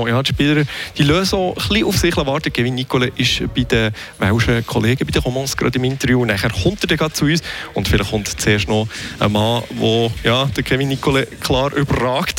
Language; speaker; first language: German; native; German